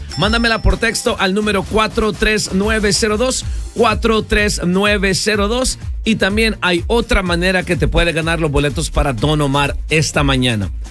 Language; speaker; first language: Spanish; early bilingual, heritage; Spanish